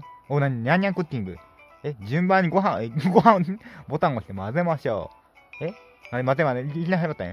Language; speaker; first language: Japanese; native; Japanese